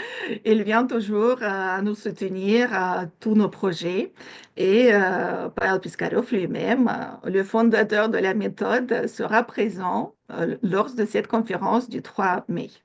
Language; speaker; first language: French; non-native, fluent; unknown